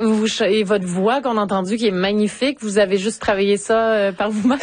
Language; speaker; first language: French; native; French